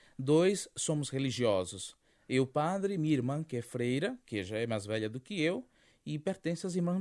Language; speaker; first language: Portuguese; native; Portuguese